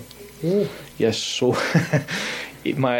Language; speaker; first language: English; native; English